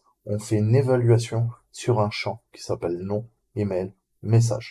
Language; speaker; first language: French; native; French